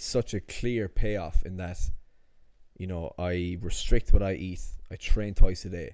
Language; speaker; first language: English; native; English